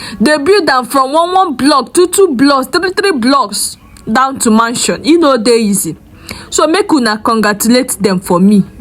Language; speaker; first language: Nigerian Pidgin; native; Nigerian Pidgin